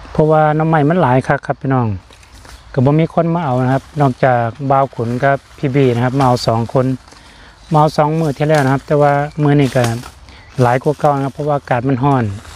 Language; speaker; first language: Thai; native; Thai